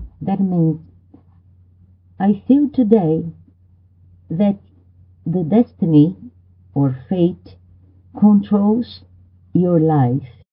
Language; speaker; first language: English; non-native, fluent; Portuguese